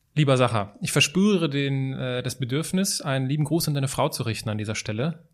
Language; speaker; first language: German; native; German